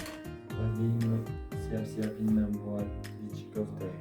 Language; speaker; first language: Indonesian; non-native, learner; Turkish